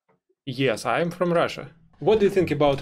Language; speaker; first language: English; non-native, learner; Russian